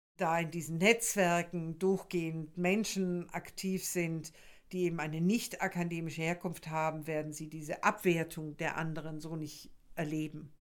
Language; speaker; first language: German; native; German